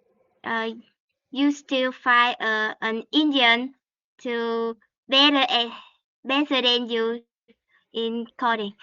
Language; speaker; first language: English; non-native, learner; Vietnamese